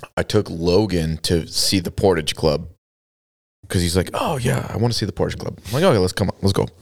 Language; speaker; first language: English; native; English